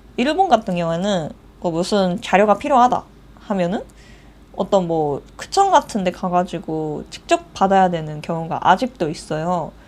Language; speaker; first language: Korean; non-native, fluent; Japanese